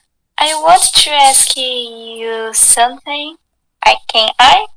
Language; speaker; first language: English; non-native, learner; Portuguese